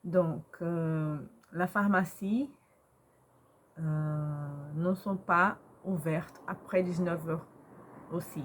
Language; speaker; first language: French; non-native, learner; Portuguese